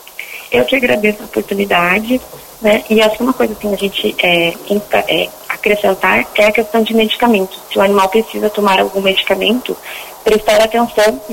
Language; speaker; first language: Portuguese; native; Portuguese